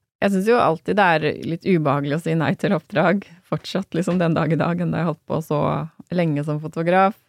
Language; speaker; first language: Norwegian; native; Norwegian